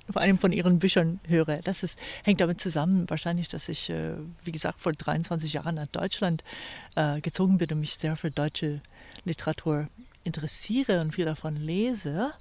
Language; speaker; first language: German; non-native, fluent; English